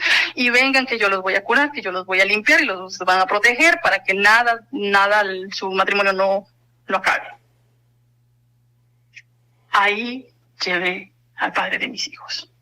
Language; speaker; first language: Spanish; native; Spanish